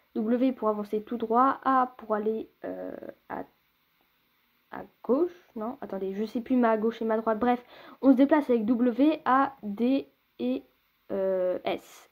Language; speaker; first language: French; native; French